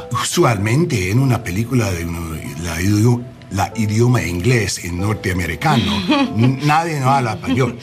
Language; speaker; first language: Spanish; non-native, learner; English